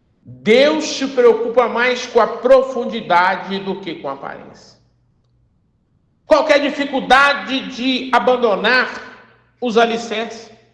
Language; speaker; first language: Portuguese; native; Portuguese